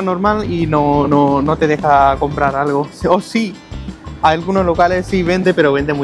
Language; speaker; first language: Spanish; non-native, learner; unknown